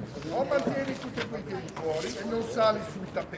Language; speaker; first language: Italian; native; Italian